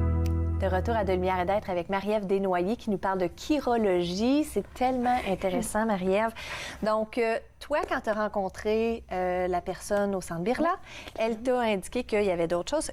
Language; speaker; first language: French; native; French